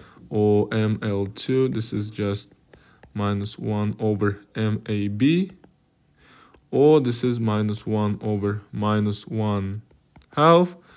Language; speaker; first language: English; non-native, fluent; Kazakh